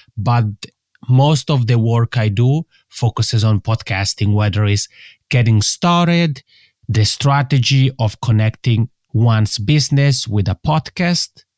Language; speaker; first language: English; non-native, fluent; Italian